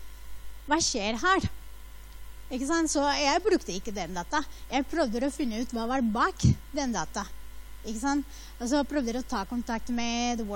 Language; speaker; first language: Norwegian; non-native, fluent; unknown